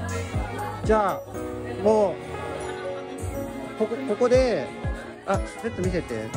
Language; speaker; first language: Japanese; native; Japanese